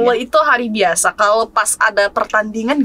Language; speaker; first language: Indonesian; non-native, fluent; Korean